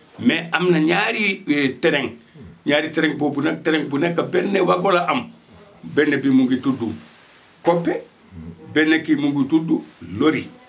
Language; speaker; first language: Wolof; non-native, local second language; Fula